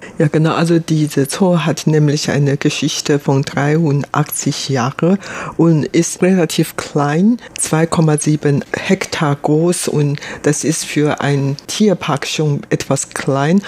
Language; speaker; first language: German; non-native, fluent; Chinese